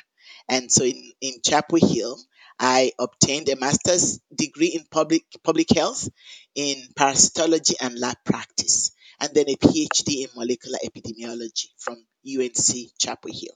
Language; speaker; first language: English; non-native, local second language; Yoruba